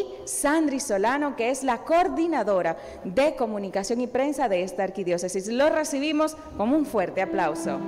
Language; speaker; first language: Spanish; native; Spanish